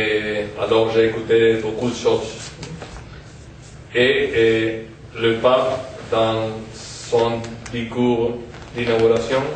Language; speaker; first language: French; non-native, fluent; Spanish